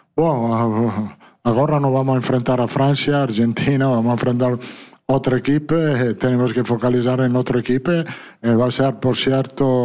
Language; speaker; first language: Portuguese; non-native, learner; Italian